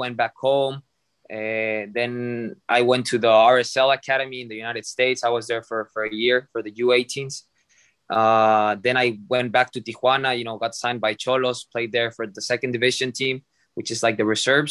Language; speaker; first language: English; non-native, fluent; Spanish